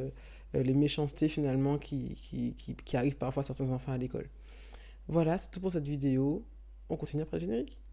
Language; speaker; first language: French; native; French